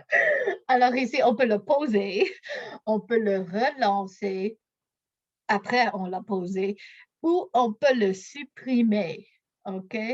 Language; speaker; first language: French; non-native, local second language; English